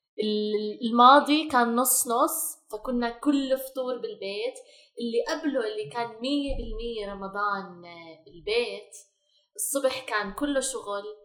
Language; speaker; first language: Arabic; native; Arabic